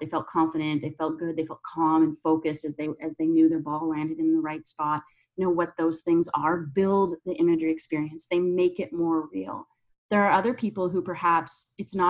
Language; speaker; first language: English; native; English